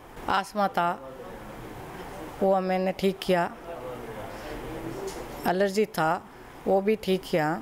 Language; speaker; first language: Hindi; non-native, local second language; Marwari